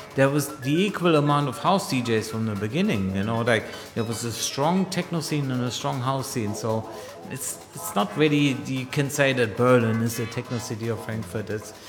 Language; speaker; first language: English; non-native, fluent; German